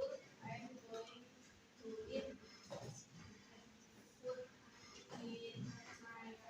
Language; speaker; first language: English; non-native, learner; Indonesian